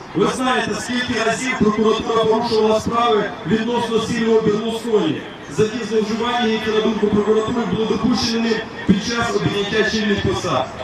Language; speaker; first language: Ukrainian; native; Ukrainian